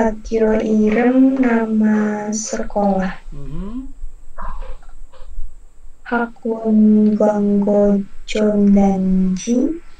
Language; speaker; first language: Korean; non-native, learner; Indonesian